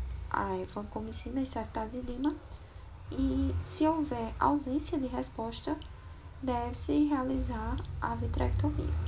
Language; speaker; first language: Portuguese; native; Portuguese